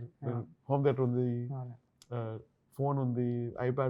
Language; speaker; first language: Telugu; non-native, learner; Tamil